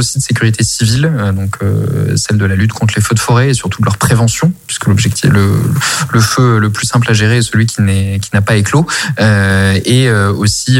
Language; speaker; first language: French; native; French